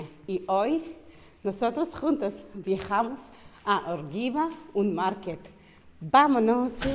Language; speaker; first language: Spanish; non-native, learner; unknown